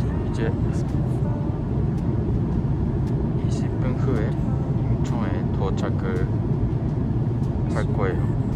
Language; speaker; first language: Korean; non-native, learner; Japanese